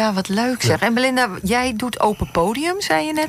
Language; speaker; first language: Dutch; native; Dutch